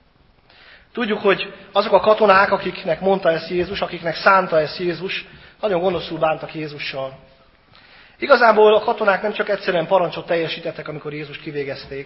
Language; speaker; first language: Hungarian; native; Hungarian